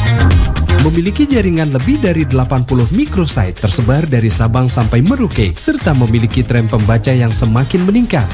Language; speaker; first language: Indonesian; native; Indonesian